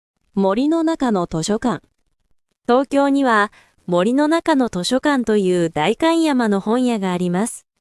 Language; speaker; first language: Japanese; non-native, fluent; Korean